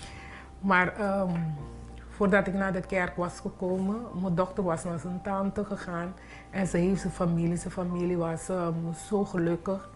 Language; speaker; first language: Dutch; non-native, fluent; Papiamento